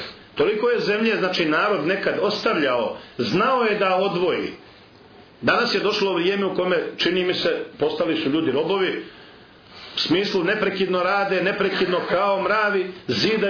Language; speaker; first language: Croatian; native; Croatian